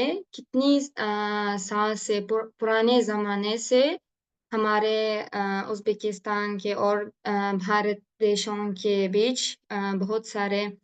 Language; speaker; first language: Hindi; non-native, learner; Uzbek